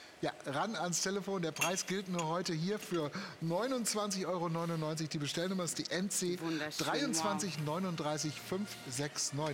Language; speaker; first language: German; native; German